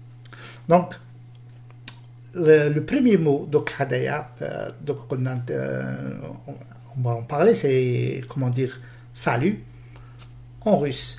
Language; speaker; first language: French; non-native, local second language; Arabic